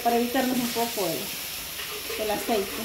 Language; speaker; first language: Spanish; native; Spanish